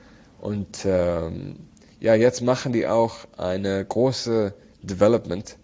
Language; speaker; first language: German; non-native, learner; Arabic